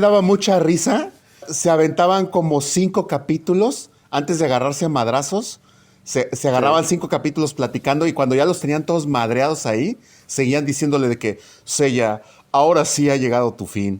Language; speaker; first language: Spanish; native; Spanish